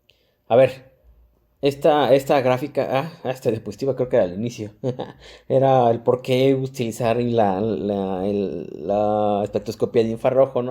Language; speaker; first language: Spanish; native; Spanish